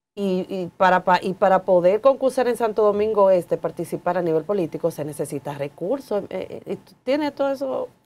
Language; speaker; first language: Spanish; native; Spanish